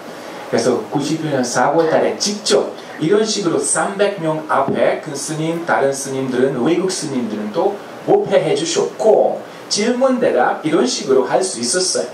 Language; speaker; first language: Korean; non-native, fluent; Hungarian